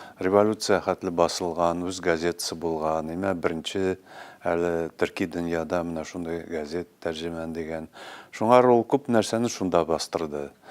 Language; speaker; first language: Tatar; native; Tatar